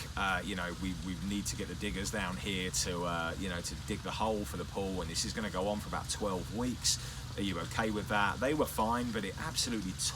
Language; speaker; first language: English; native; English